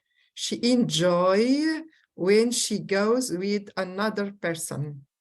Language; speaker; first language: English; non-native, learner; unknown